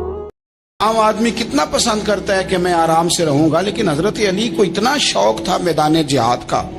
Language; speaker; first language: Urdu; native; Urdu